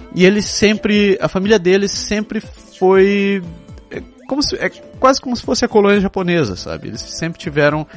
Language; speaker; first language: Portuguese; non-native, local second language; Japanese